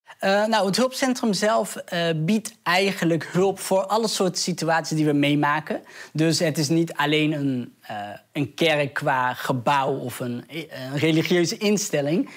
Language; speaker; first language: Dutch; early bilingual, other home language; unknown